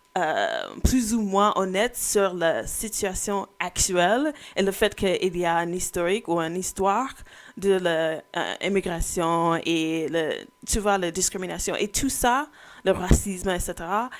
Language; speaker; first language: French; non-native, fluent; English